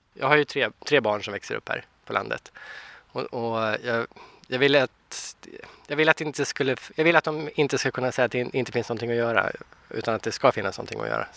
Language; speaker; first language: Swedish; native; Swedish